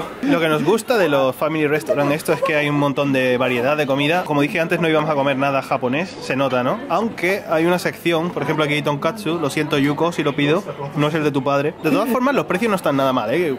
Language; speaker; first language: Spanish; native; Spanish